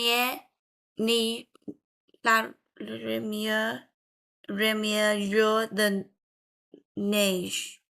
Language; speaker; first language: French; non-native, learner; Vietnamese